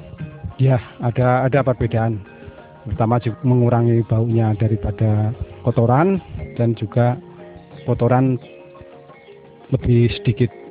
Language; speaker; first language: Indonesian; non-native, local second language; Javanese